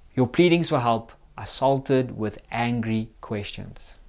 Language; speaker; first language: English; native; English